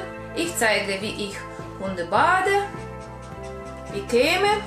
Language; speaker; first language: German; non-native, learner; Russian